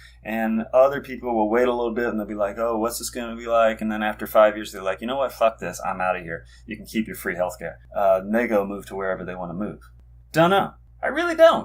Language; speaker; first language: English; native; English